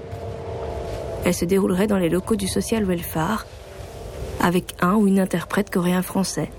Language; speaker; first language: French; native; French